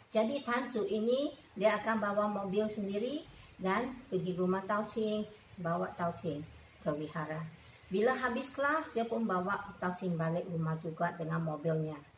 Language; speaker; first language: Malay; non-native, local second language; Chinese